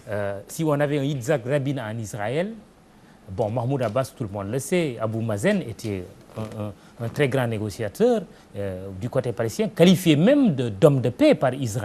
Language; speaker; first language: French; non-native, local second language; Wolof